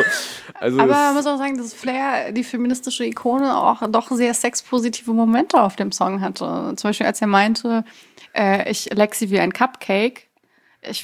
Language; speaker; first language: German; early bilingual, other home language; Persian